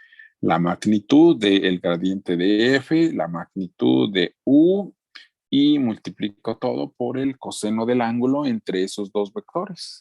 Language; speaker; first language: Spanish; native; Spanish